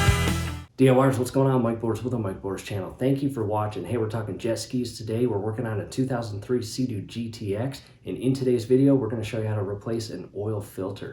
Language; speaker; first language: English; native; English